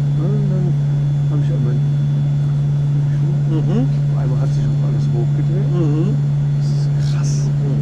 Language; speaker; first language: German; native; German